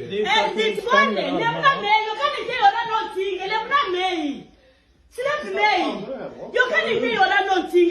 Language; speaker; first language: Swedish; non-native, learner; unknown